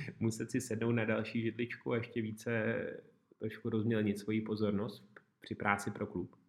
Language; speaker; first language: Czech; native; Czech